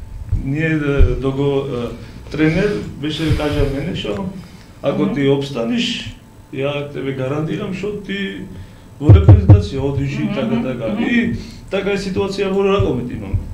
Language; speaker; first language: Macedonian; non-native, learner; Georgian